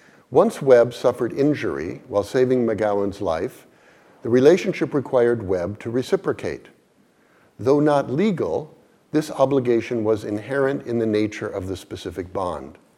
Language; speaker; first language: English; native; English